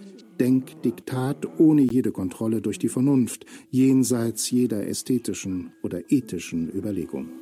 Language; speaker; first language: German; native; German